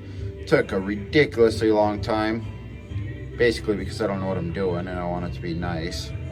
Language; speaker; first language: English; native; English